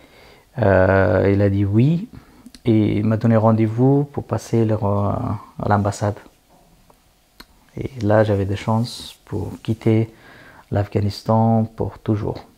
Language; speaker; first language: French; non-native, learner; Persian